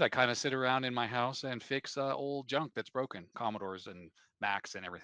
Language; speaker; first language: English; native; English